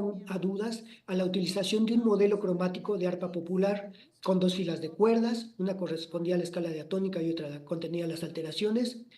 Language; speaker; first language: Spanish; native; Spanish